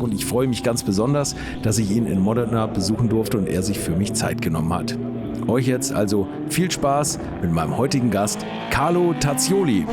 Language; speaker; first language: German; native; German